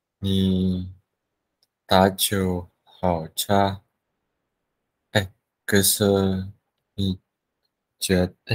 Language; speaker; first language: Chinese; non-native, learner; Vietnamese